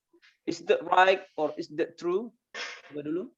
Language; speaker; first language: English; non-native, fluent; Indonesian